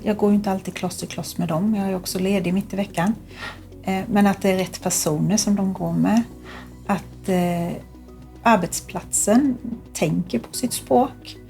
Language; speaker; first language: Swedish; native; Swedish